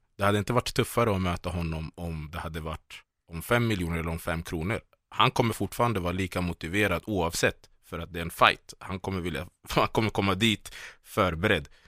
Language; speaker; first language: Swedish; early bilingual, other home language; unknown